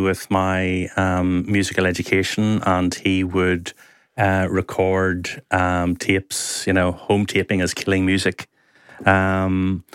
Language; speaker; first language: English; native; English